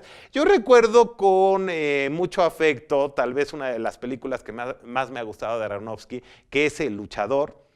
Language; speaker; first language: Spanish; native; Spanish